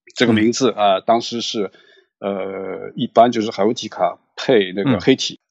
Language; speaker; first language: Chinese; native; Chinese